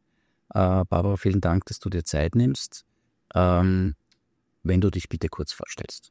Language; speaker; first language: German; native; German